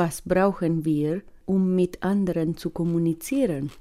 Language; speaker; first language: German; non-native, fluent; Romanian